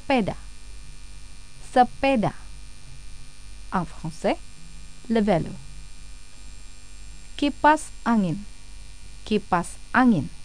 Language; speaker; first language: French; non-native, fluent; Indonesian